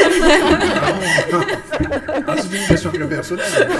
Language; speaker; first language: French; native; French